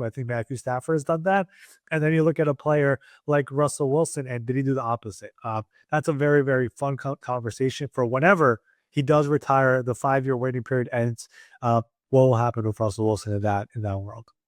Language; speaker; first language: English; native; English